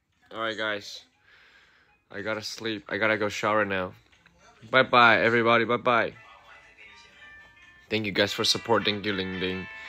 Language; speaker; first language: English; non-native, learner; Chinese